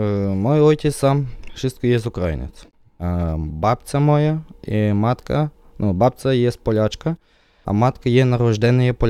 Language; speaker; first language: Polish; non-native, learner; Ukrainian